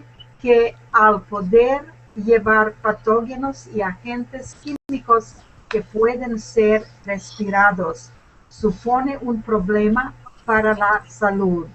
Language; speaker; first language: Spanish; non-native, learner; English